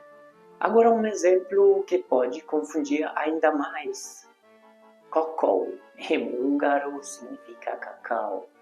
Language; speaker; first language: Portuguese; non-native, fluent; Hungarian